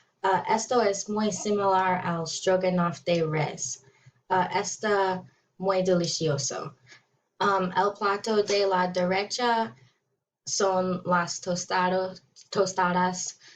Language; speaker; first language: Spanish; non-native, learner; English